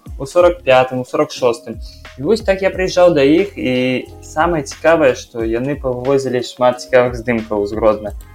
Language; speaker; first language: Belarusian; non-native, local second language; Russian